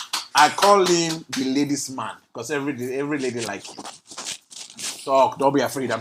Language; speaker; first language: English; non-native, local second language; Yoruba